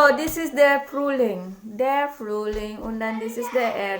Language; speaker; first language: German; non-native, learner; Indonesian